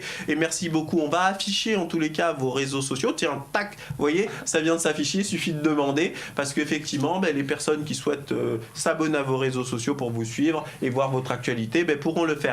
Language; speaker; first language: French; native; French